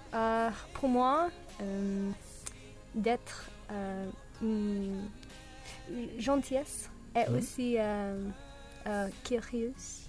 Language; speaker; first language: French; non-native, learner; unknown